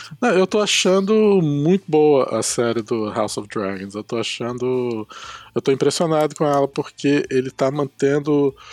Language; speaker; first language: Portuguese; native; Portuguese